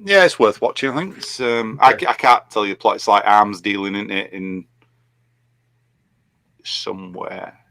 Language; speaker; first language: English; native; English